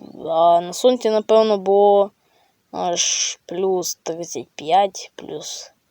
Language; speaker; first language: Ukrainian; non-native, local second language; Russian